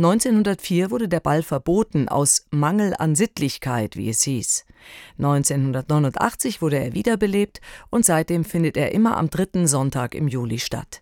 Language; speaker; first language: German; native; German